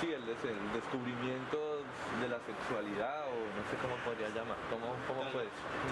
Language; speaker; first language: Spanish; native; Spanish